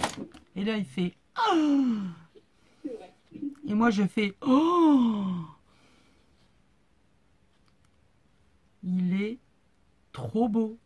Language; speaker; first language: French; native; French